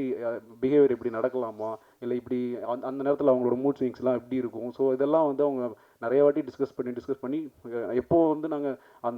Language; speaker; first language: Tamil; native; Tamil